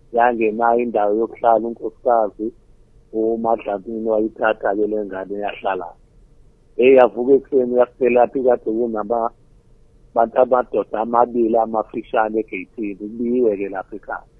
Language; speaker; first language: Zulu; native; Zulu